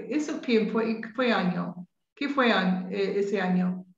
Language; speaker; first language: Spanish; non-native, fluent; English